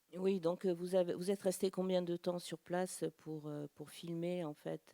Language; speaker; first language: French; native; French